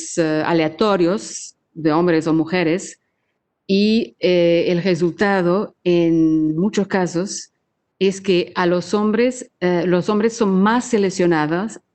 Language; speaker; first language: Spanish; non-native, fluent; Portuguese